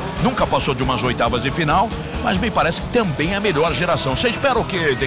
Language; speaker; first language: Portuguese; native; Portuguese